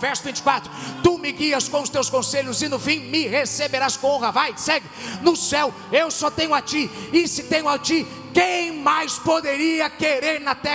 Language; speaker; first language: Portuguese; native; Portuguese